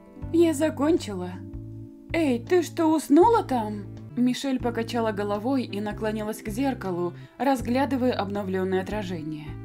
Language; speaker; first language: Russian; native; Russian